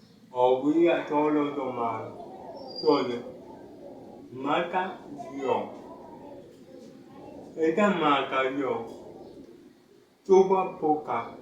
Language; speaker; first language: Spanish; non-native, learner; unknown